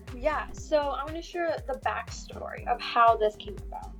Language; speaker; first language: English; native; English